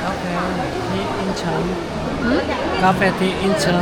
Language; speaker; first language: Thai; non-native, learner; Korean